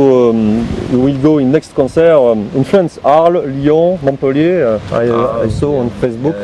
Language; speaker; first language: English; non-native, learner; French